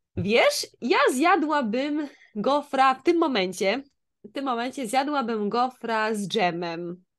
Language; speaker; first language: Polish; native; Polish